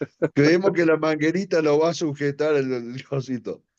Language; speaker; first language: Spanish; native; Spanish